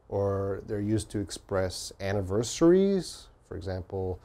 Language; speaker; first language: English; native; English